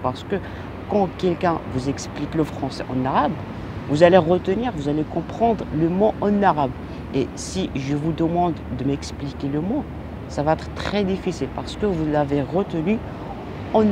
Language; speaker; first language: French; non-native, local second language; Arabic